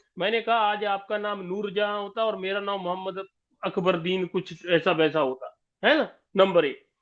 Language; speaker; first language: Hindi; non-native, local second language; Punjabi